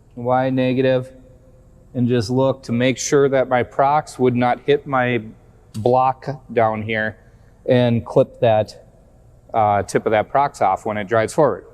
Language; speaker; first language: English; native; English